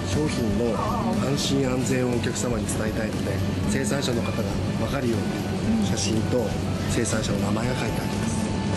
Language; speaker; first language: Japanese; native; Japanese